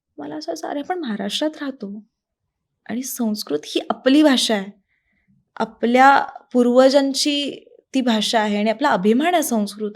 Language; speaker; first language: Marathi; native; Marathi